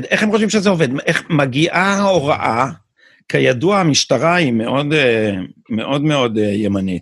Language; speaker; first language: Hebrew; native; Hebrew